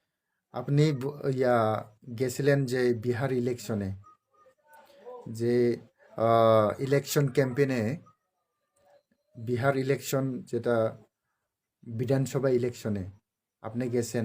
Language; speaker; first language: Bangla; non-native, local second language; Kok Borok